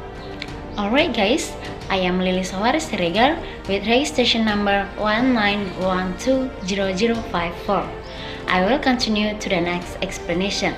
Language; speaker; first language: English; non-native, learner; Indonesian